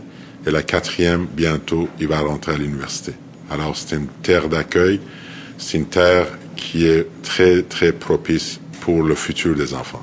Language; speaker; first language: French; non-native, fluent; Persian